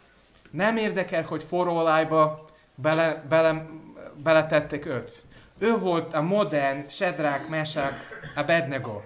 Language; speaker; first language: Hungarian; non-native, fluent; English